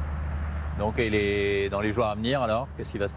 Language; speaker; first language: French; native; French